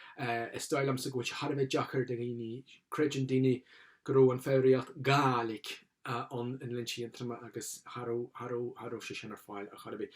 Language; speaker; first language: Irish; non-native, local second language; English